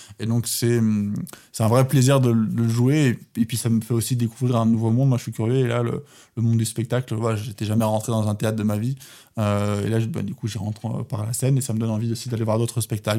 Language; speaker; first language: French; native; French